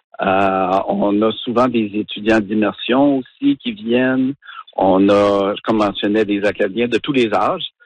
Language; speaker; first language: French; native; French